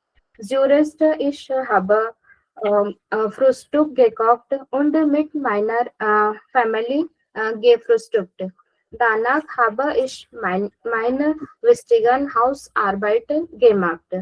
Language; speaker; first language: German; non-native, learner; Marathi